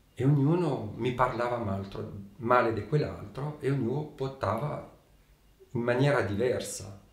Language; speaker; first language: Italian; early bilingual, heritage; Italian